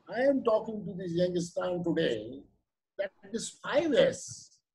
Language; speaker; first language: English; non-native, local second language; Kashmiri